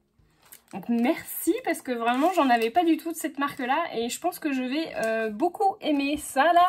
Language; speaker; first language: French; native; French